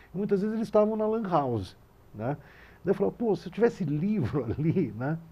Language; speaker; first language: Portuguese; native; Portuguese